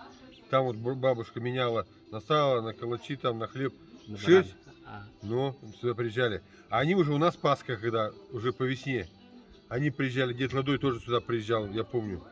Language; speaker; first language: Russian; native; Russian